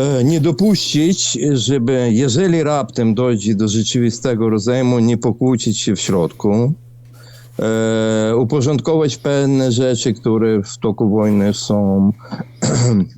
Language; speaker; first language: Polish; non-native, fluent; Ukrainian